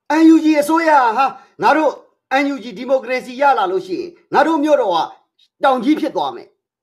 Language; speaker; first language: Burmese; native; Burmese